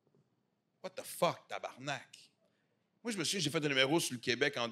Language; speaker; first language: French; native; French